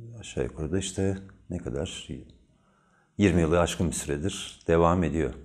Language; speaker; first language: Turkish; native; Turkish